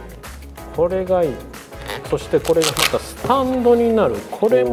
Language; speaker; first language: Japanese; native; Japanese